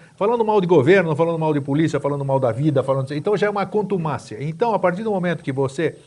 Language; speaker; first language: Portuguese; native; Portuguese